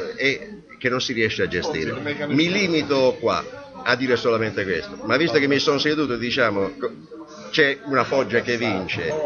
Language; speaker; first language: Italian; native; Italian